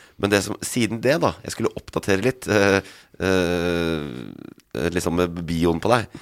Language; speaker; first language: Norwegian; native; Norwegian